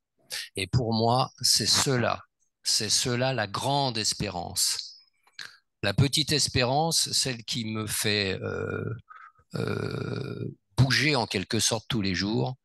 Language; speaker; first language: French; native; French